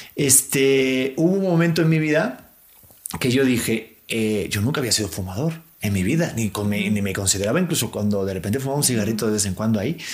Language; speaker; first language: Spanish; native; Spanish